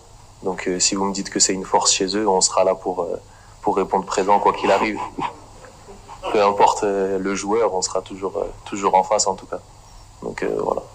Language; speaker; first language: French; native; French